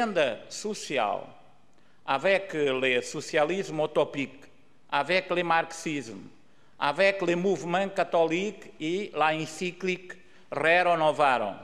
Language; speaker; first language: French; non-native, learner; Portuguese